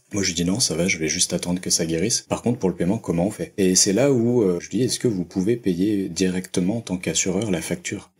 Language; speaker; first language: French; native; French